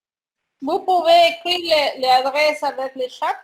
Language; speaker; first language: French; non-native, learner; Spanish